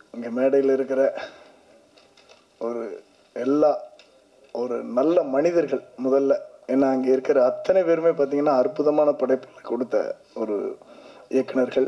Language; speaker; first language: Tamil; native; Tamil